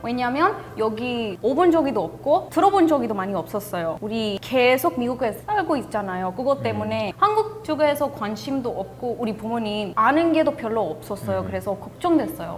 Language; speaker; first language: Korean; non-native, fluent; English